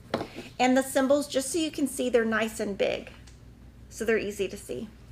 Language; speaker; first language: English; native; English